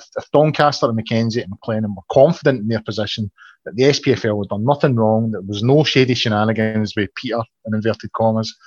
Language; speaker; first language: English; native; English